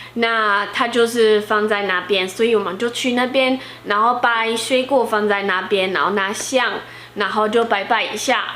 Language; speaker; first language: Chinese; non-native, fluent; Portuguese